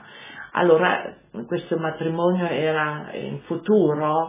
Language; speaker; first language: Italian; non-native, local second language; Friulian